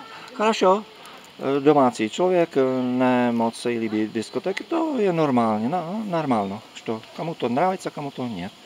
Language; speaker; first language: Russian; non-native, learner; Czech